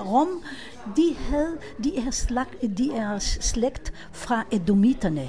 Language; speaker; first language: Danish; non-native, fluent; Hebrew